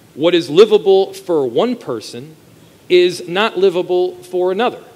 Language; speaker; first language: English; native; English